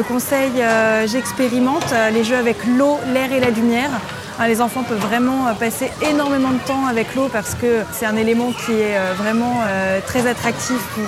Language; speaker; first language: French; native; French